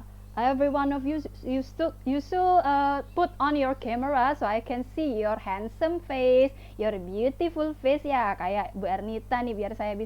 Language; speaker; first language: English; non-native, fluent; Indonesian